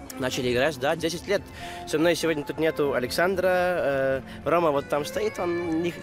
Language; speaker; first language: Russian; non-native, local second language; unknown